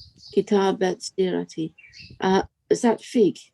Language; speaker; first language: Arabic; non-native, learner; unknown